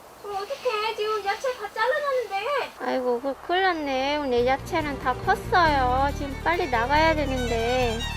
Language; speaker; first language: Korean; non-native, learner; Vietnamese